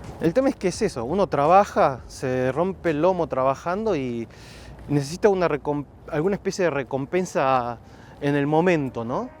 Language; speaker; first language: Spanish; native; Spanish